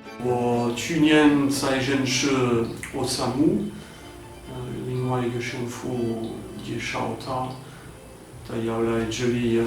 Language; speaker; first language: Chinese; non-native, fluent; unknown